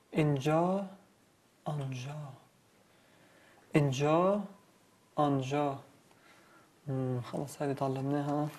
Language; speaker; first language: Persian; non-native, learner; Arabic